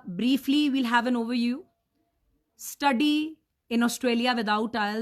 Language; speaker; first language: English; non-native, local second language; Punjabi